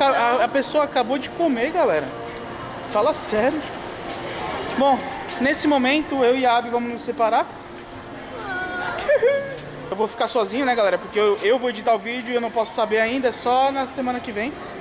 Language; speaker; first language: Portuguese; native; Portuguese